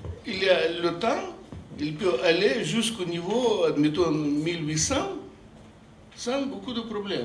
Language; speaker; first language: French; non-native, fluent; Russian